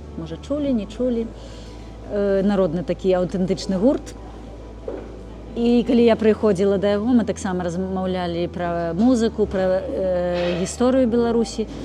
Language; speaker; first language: Belarusian; non-native, local second language; Russian